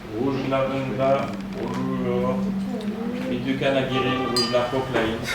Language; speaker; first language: Turkish; non-native, fluent; French